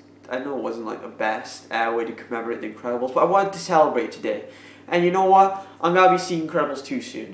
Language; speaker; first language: English; native; English